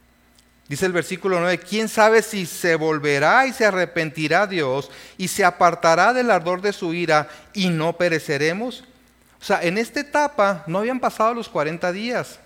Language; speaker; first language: Spanish; native; Spanish